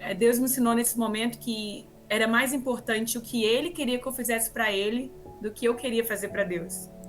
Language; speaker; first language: Portuguese; native; Portuguese